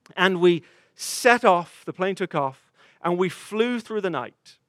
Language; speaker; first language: English; native; English